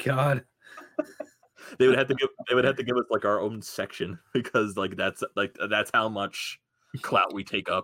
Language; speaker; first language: English; native; English